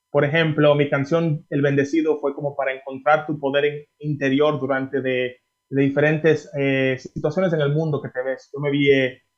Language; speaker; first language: Spanish; early bilingual, heritage; Spanish